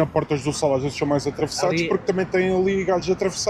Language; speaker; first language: Portuguese; native; Portuguese